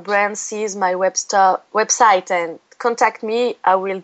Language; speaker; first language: English; non-native, fluent; French